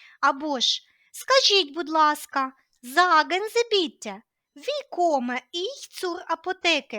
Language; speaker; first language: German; non-native, fluent; Ukrainian